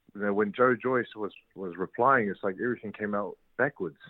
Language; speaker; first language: English; native; English